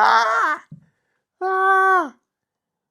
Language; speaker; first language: German; non-native, learner; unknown